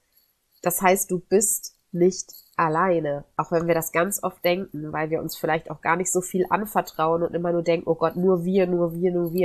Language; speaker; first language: German; native; German